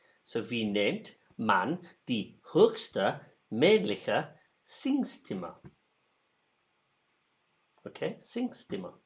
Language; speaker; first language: German; non-native, learner; English